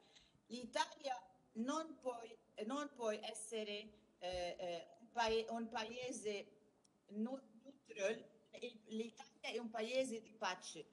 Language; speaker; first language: Italian; non-native, learner; Arabic